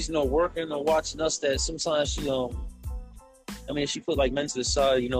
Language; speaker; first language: English; native; English